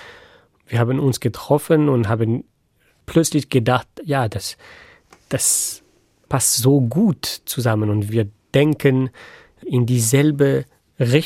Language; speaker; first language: German; non-native, fluent; French